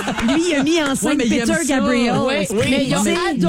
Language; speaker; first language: French; native; French